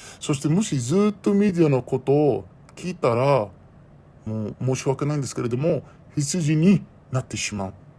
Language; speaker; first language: Japanese; non-native, learner; Arabic